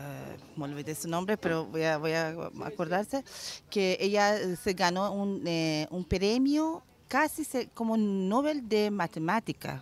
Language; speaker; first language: Spanish; non-native, learner; Persian